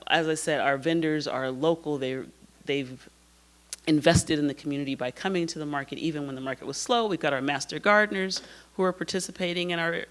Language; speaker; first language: English; native; English